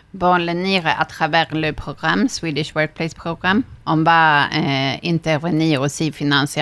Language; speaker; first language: French; non-native, fluent; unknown